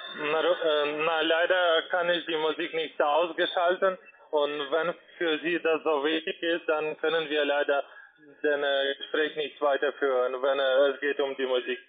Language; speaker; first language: German; non-native, learner; Russian